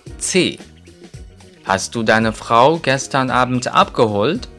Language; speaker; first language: German; non-native, fluent; Chinese